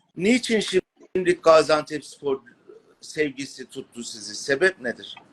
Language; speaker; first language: Turkish; native; Turkish